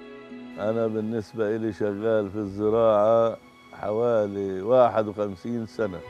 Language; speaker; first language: Arabic; native; Arabic